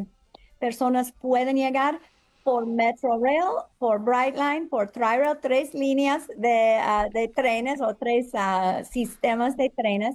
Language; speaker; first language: Spanish; non-native, fluent; English